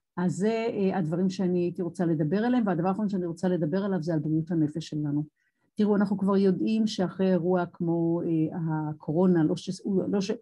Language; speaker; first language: Hebrew; native; Hebrew